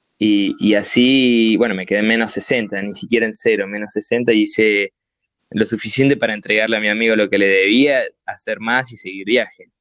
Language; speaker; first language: Spanish; native; Spanish